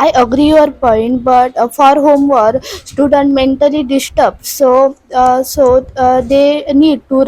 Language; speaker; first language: English; non-native, learner; Marathi